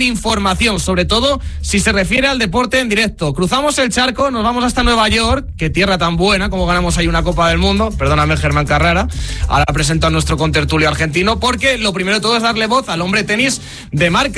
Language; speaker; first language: Spanish; native; Spanish